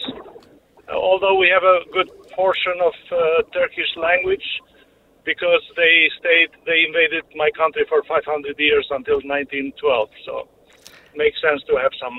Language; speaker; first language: English; non-native, learner; Albanian